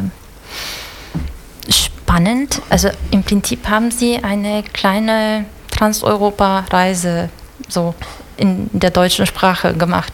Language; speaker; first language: German; native; German